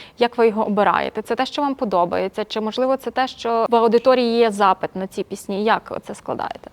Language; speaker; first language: Ukrainian; native; Ukrainian